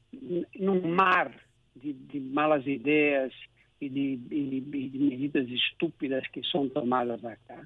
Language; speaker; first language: Spanish; non-native, local second language; Portuguese